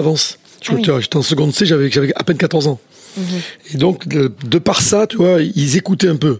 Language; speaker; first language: French; native; French